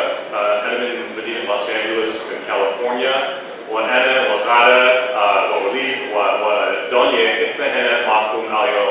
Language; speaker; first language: Arabic; non-native, learner; English